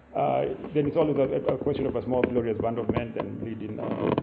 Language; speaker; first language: English; non-native, local second language; Kikuyu